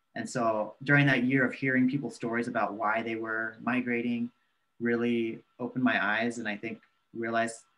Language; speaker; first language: English; native; English